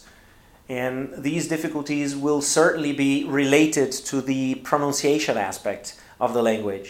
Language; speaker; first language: English; non-native, fluent; Portuguese